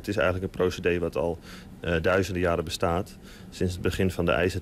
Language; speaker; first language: Dutch; native; Dutch